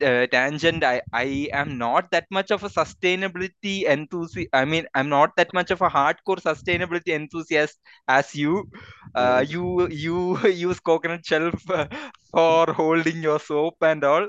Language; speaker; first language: English; non-native, local second language; Malayalam